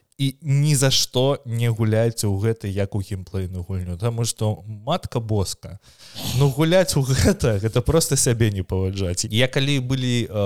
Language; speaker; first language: Belarusian; non-native, local second language; Russian